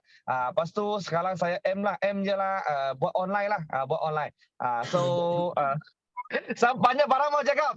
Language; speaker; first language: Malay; non-native, local second language; Chinese